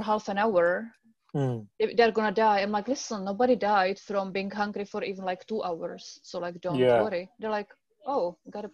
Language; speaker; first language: English; non-native, fluent; Czech